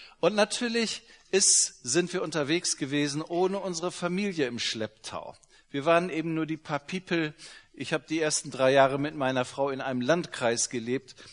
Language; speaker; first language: German; native; German